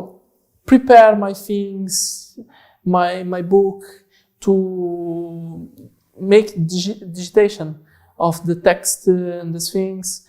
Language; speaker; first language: English; non-native, learner; Portuguese